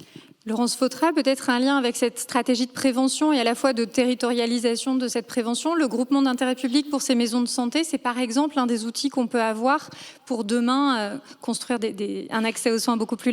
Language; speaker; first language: French; native; French